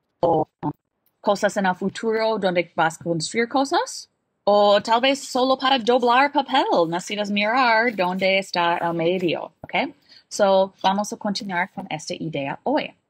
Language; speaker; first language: Spanish; non-native, fluent; English